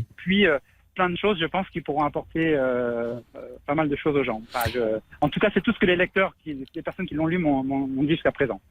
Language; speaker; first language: French; native; French